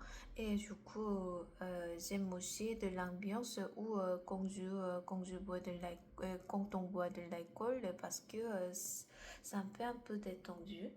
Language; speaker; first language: French; non-native, learner; Korean